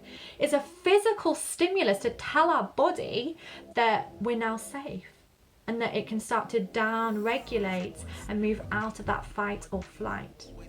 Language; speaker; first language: English; native; English